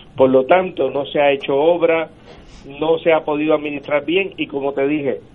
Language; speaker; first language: Spanish; native; Spanish